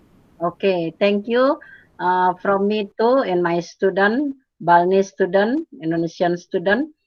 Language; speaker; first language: English; non-native, fluent; Indonesian